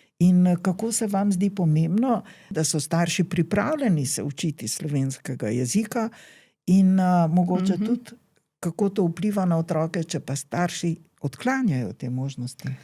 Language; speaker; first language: Slovenian; native; Slovenian